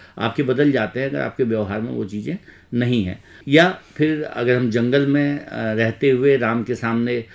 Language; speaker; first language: Hindi; native; Hindi